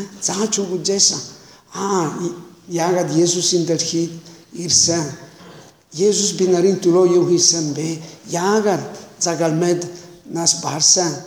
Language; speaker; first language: Mongolian; non-native, learner; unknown